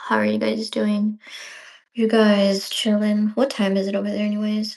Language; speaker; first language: English; native; English